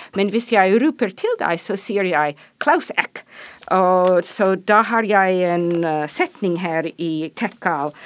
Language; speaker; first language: Norwegian; non-native, fluent; English